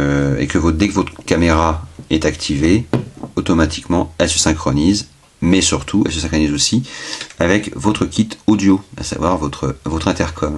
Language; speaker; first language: French; native; French